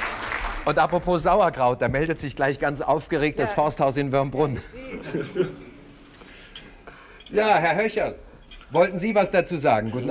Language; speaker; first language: German; native; German